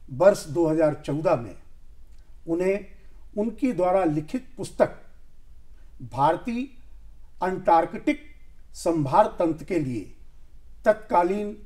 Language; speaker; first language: Hindi; native; Hindi